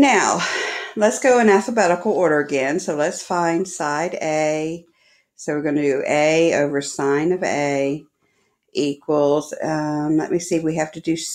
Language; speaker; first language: English; native; English